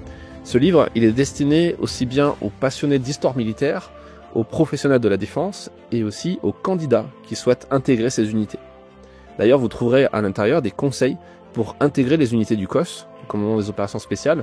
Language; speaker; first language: French; native; French